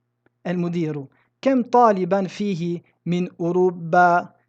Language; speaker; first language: Arabic; non-native, fluent; French